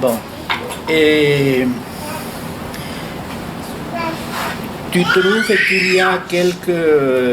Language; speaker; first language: French; non-native, fluent; Spanish